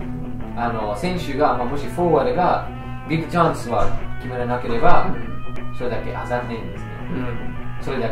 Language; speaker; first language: Japanese; non-native, fluent; English